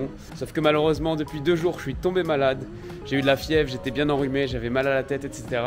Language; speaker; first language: French; native; French